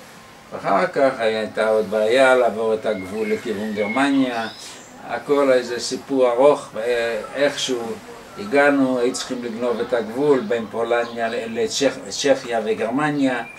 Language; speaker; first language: Hebrew; non-native, fluent; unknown